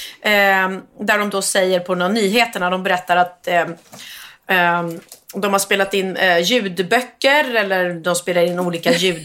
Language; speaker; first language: Swedish; native; Swedish